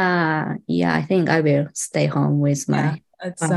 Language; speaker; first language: English; non-native, learner; Japanese